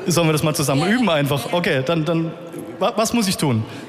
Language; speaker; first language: German; native; German